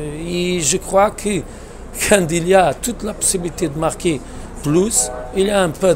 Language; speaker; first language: French; non-native, learner; Portuguese